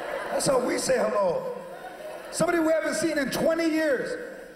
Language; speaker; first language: English; early bilingual, other home language; Spanish